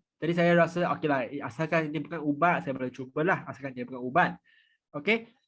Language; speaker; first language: Malay; non-native, fluent; Vietnamese